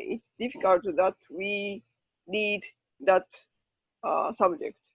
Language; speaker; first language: English; non-native, learner; Japanese